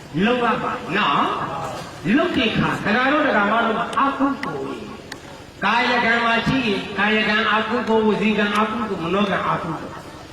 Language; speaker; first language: Burmese; native; Burmese